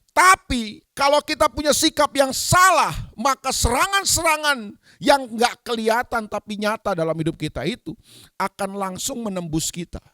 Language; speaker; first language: Indonesian; native; Indonesian